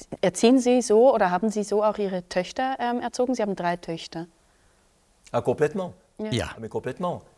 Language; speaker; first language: German; native; German